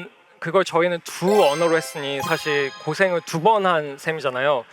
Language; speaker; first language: Korean; native; Korean